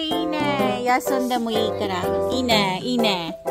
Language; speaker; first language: Japanese; non-native, learner; Filipino